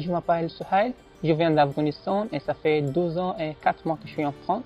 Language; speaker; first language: French; non-native, learner; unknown